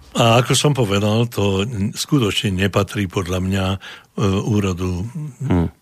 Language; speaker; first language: Slovak; native; Slovak